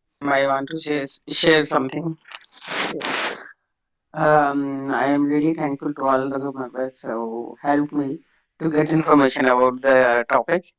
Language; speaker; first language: English; non-native, fluent; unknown